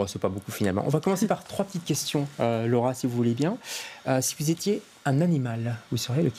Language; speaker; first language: French; native; French